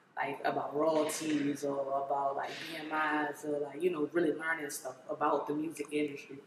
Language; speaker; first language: English; native; English